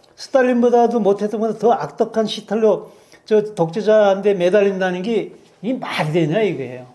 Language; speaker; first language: Korean; native; Korean